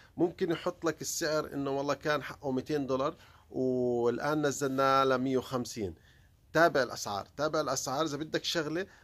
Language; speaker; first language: Arabic; native; Arabic